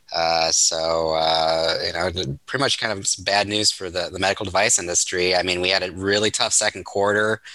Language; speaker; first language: English; native; English